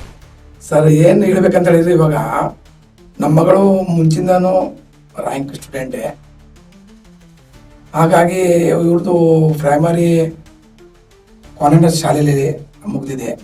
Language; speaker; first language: Kannada; non-native, local second language; Urdu